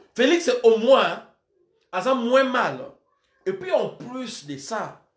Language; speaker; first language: French; non-native, local second language; Lingala